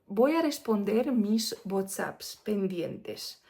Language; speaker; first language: Spanish; non-native, fluent; Ukrainian